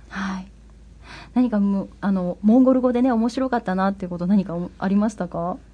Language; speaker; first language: Japanese; native; Japanese